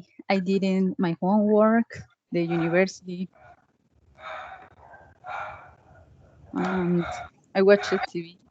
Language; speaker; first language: English; non-native, learner; Spanish